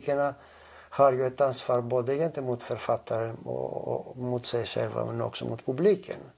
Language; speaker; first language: Swedish; non-native, fluent; Greek